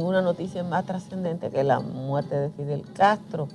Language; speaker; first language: Spanish; native; Spanish